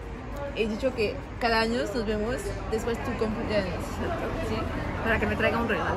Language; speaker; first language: Spanish; non-native, fluent; French